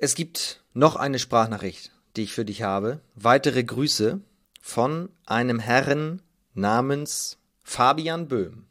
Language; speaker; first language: German; native; German